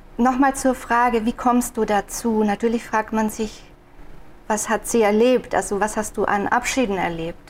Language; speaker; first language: German; native; German